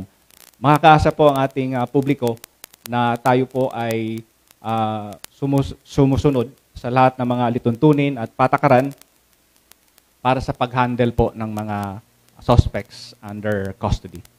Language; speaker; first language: Filipino; native; Filipino